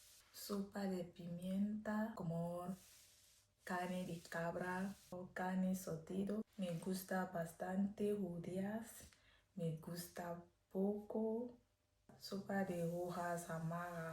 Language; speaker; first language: Spanish; non-native, learner; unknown